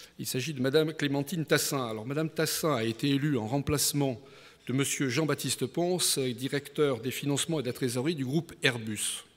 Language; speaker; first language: French; native; French